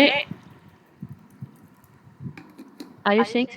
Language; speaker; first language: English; non-native, local second language; Urdu